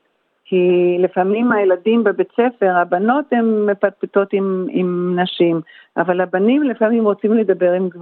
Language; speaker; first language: Hebrew; early bilingual, heritage; Hebrew